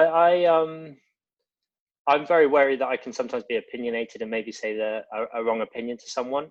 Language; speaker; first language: English; native; English